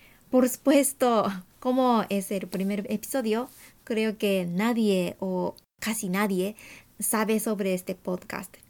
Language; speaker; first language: Spanish; non-native, fluent; Japanese